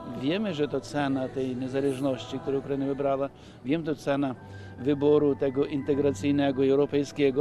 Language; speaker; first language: Polish; non-native, fluent; Ukrainian